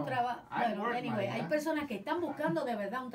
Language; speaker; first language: Spanish; native; Spanish